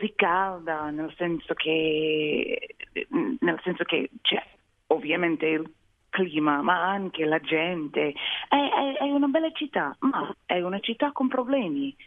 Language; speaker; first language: Italian; non-native, fluent; English